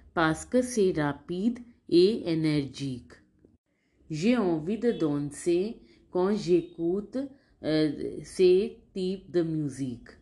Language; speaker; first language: French; non-native, fluent; Hindi